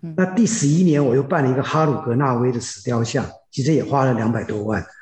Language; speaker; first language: Chinese; native; Chinese